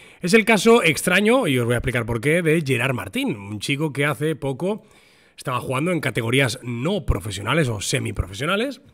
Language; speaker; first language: Spanish; native; Spanish